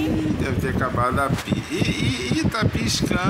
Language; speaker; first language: Portuguese; native; Portuguese